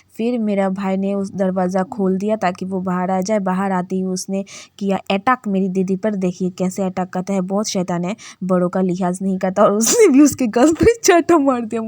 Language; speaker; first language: Hindi; non-native, local second language; Bangla